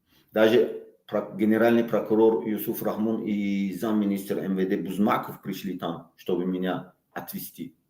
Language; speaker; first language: Russian; non-native, local second language; Tajik